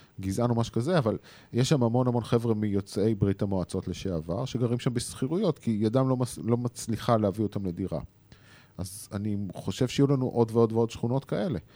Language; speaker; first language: Hebrew; native; Hebrew